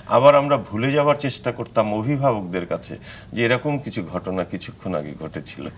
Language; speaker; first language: Bangla; native; Bangla